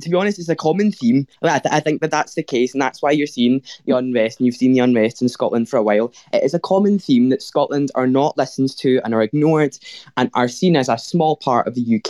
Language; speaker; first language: English; native; English